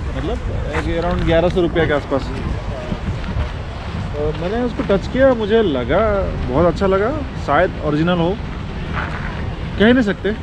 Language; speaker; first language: Hindi; non-native, local second language; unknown